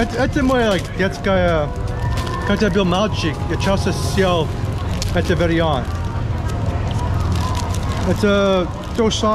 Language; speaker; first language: Russian; non-native, learner; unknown